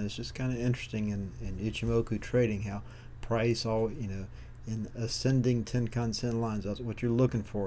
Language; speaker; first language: English; native; English